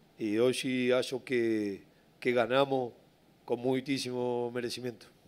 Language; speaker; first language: Spanish; native; Spanish